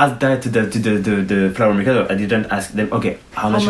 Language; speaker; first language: English; non-native, learner; French